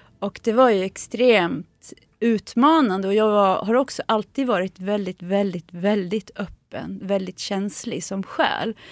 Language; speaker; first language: Swedish; early bilingual, other home language; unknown